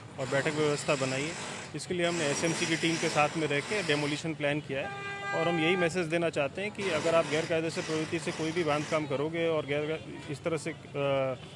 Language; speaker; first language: Hindi; non-native, local second language; Gujarati